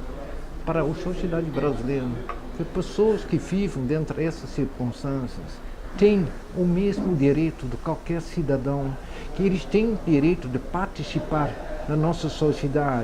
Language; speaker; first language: Portuguese; non-native, fluent; Dutch